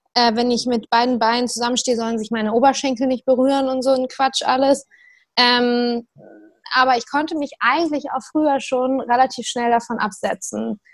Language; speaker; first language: German; native; German